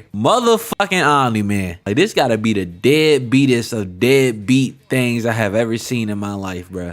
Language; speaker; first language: English; native; English